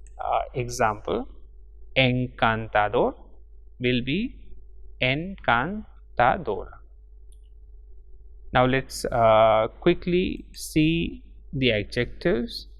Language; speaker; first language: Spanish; non-native, fluent; Hindi